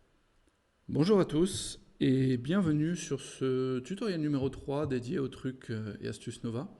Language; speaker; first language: French; native; French